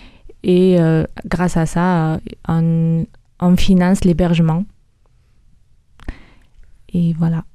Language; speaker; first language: French; early bilingual, other home language; Mongolian